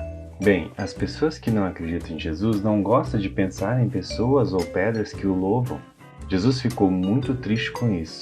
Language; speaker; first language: Portuguese; native; Portuguese